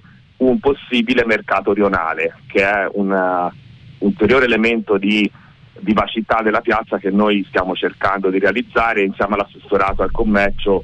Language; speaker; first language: Italian; native; Italian